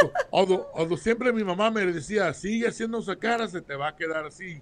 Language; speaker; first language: Spanish; early bilingual, heritage; Spanish